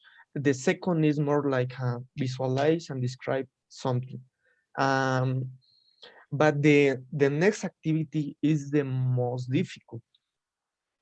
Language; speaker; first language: English; non-native, learner; Spanish